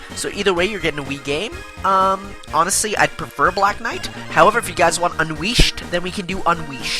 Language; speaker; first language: English; native; English